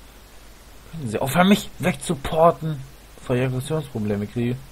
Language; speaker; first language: German; native; German